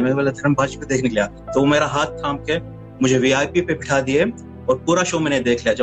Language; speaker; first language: Hindi; non-native, fluent; Arabic